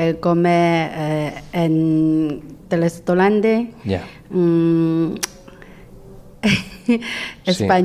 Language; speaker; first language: Spanish; non-native, learner; Chinese